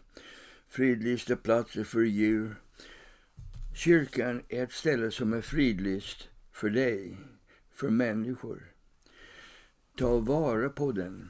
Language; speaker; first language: Swedish; non-native, fluent; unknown